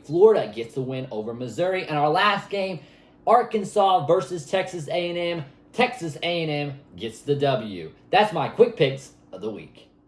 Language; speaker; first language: English; native; English